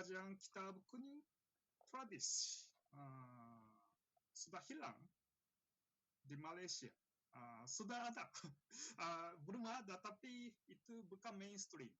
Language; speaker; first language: Indonesian; non-native, learner; Japanese